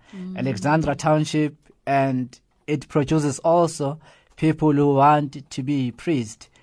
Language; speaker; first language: English; non-native, local second language; Zulu